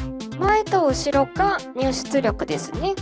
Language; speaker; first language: Japanese; native; Japanese